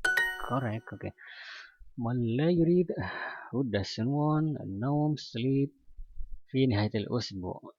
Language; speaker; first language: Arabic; non-native, learner; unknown